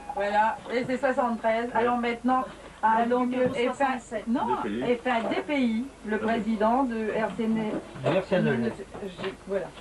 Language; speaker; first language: French; native; French